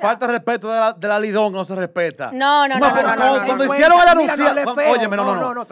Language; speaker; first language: Spanish; native; Spanish